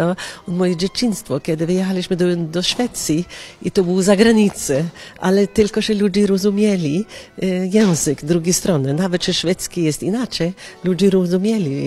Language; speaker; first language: Polish; non-native, fluent; Norwegian